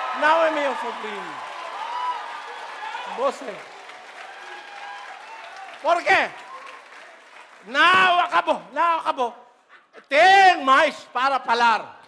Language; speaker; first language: Portuguese; non-native, learner; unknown